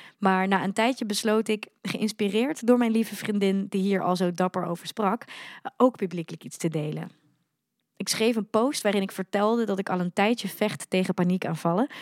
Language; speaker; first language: Dutch; early bilingual, other home language; Arabic